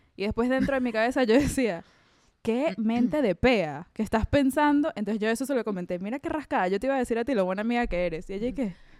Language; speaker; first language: Spanish; native; Spanish